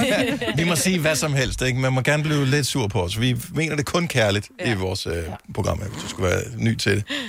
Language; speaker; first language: Danish; native; Danish